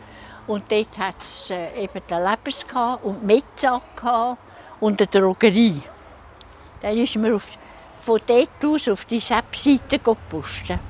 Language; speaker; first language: German; native; German